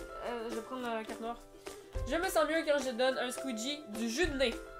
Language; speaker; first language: French; native; French